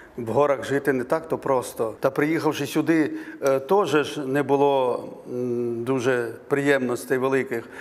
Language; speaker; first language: Ukrainian; native; Ukrainian